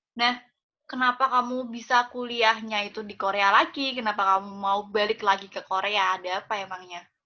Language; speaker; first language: Indonesian; native; Indonesian